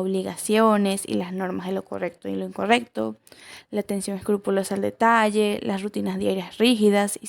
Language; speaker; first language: Spanish; native; Spanish